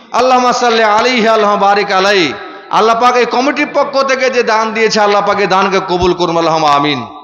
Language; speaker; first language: Bangla; non-native, fluent; Urdu